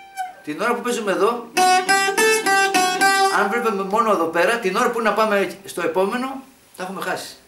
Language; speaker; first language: Greek; native; Greek